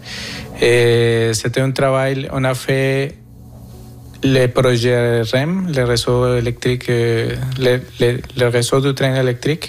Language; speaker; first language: French; non-native, fluent; Spanish